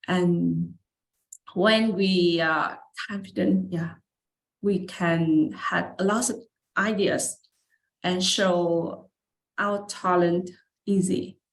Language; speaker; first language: English; non-native, learner; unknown